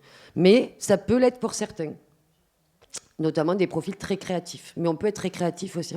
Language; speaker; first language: French; native; French